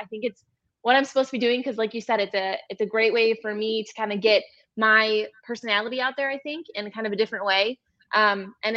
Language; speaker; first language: English; native; English